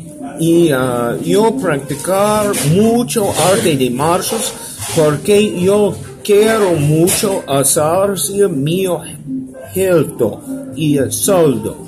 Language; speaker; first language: Spanish; non-native, learner; English